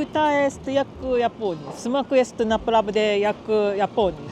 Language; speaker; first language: Polish; non-native, learner; Japanese